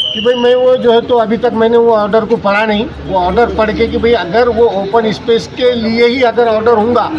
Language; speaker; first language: Hindi; native; Hindi